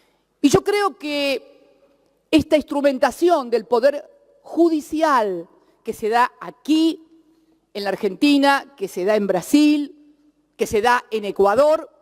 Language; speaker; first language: Spanish; native; Spanish